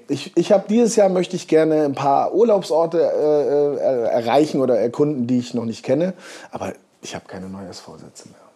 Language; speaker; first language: German; native; German